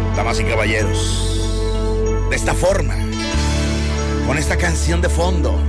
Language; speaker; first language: Spanish; native; Spanish